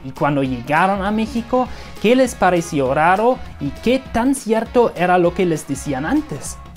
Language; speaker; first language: Spanish; non-native, fluent; German